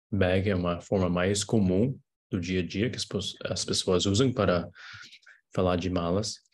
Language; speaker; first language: Portuguese; non-native, fluent; English